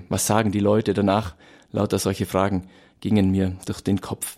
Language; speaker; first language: German; native; German